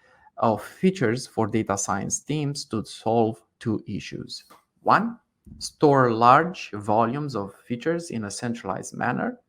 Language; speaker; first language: English; non-native, fluent; Romanian